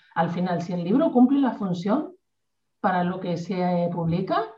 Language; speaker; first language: Spanish; native; Spanish